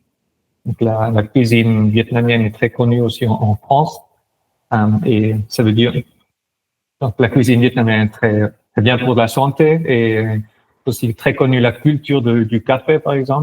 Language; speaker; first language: French; non-native, local second language; German